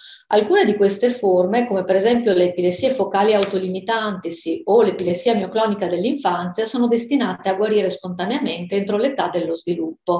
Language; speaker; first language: Italian; native; Italian